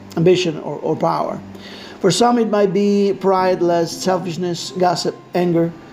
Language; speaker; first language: English; non-native, fluent; Spanish